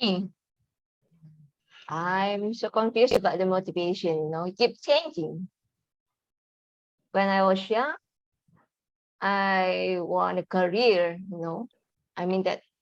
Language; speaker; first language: English; non-native, learner; Indonesian